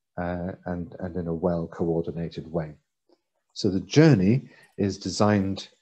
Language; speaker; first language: English; native; English